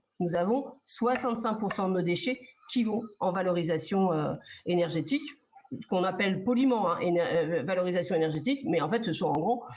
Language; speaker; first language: French; native; French